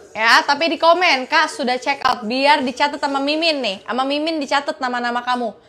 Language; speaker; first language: Indonesian; native; Indonesian